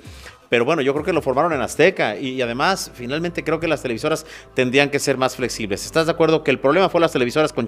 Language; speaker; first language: Spanish; native; Spanish